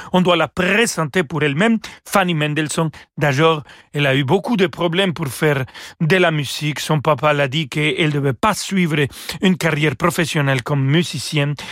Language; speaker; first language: French; non-native, fluent; Spanish